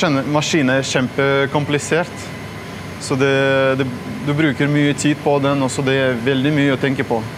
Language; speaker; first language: Norwegian; non-native, fluent; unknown